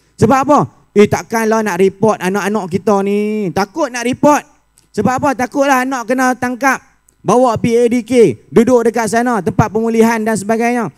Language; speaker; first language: Malay; native; Malay